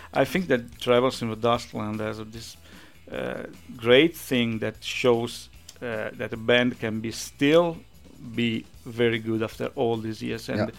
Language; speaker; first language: English; non-native, fluent; Italian